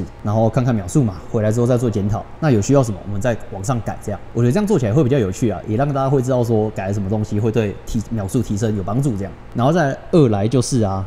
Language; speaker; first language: Chinese; native; Chinese